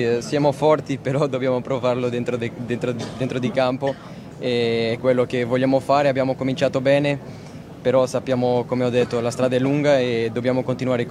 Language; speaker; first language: Italian; non-native, fluent; Portuguese